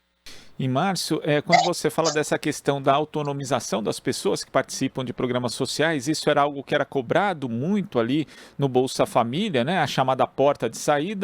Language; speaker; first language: Portuguese; native; Portuguese